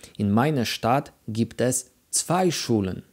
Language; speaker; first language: German; non-native, fluent; Polish